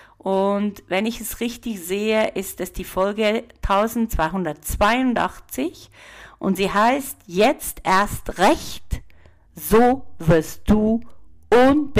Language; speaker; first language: German; native; German